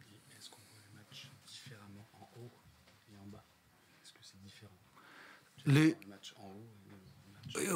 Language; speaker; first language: French; native; French